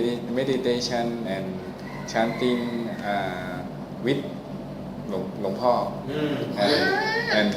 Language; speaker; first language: English; non-native, learner; Thai